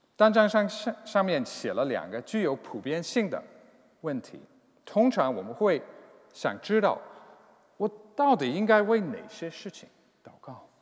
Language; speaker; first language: Chinese; non-native, fluent; English